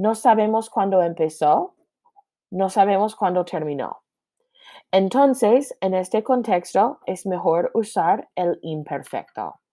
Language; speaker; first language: Spanish; non-native, fluent; English